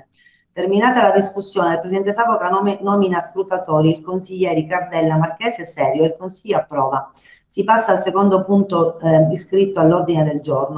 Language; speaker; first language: Italian; native; Italian